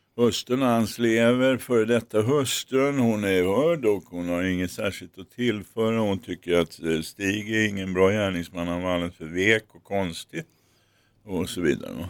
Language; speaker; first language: Swedish; native; Swedish